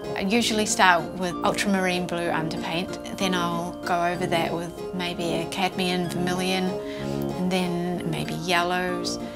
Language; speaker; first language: English; native; English